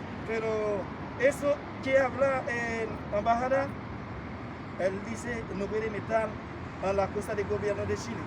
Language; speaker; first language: Spanish; non-native, learner; Haitian Creole